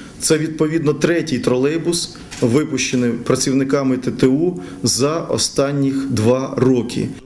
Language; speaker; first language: Ukrainian; native; Ukrainian